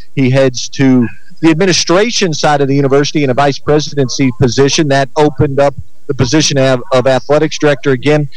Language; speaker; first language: English; native; English